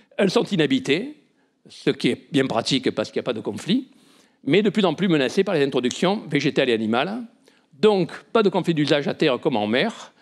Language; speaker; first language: French; native; French